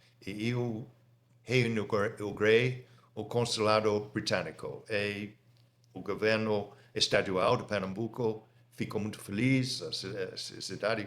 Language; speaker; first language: Portuguese; non-native, fluent; English